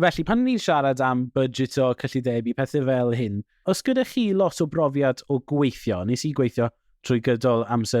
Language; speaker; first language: Welsh; native; Welsh